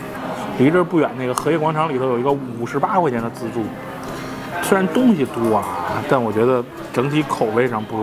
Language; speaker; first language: Chinese; native; Chinese